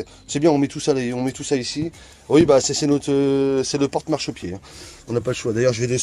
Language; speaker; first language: French; native; French